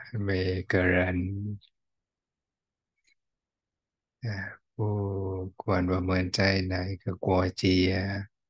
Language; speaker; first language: Chinese; non-native, fluent; Thai